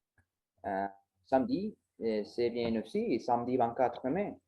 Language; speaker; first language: French; non-native, learner; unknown